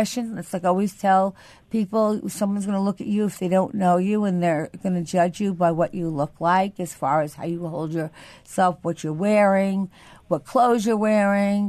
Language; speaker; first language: English; native; English